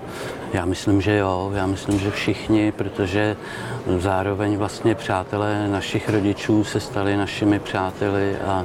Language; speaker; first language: Czech; native; Czech